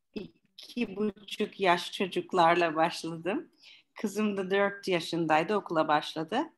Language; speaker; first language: Turkish; early bilingual, heritage; Turkish